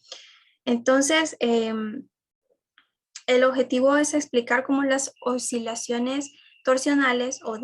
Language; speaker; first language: Spanish; native; Spanish